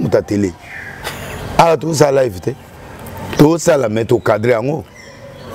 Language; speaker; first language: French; non-native, local second language; Lingala